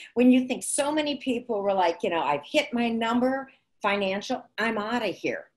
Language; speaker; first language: English; native; English